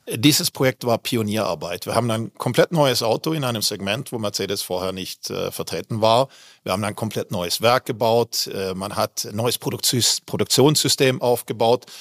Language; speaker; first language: German; non-native, fluent; Swedish